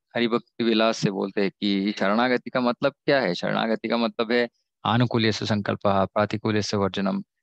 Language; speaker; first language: Hindi; non-native, local second language; Kannada